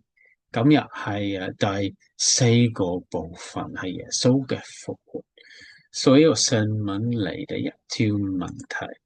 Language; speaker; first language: Cantonese; non-native, fluent; English